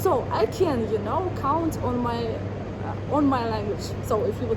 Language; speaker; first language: English; non-native, learner; Russian